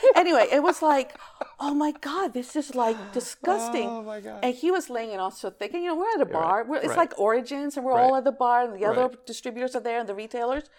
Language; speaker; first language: English; early bilingual, other home language; Greek